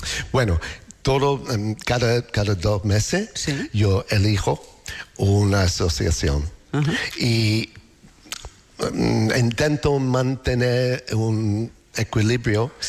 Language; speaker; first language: Spanish; non-native, learner; English